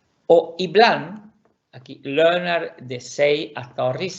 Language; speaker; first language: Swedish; non-native, fluent; Spanish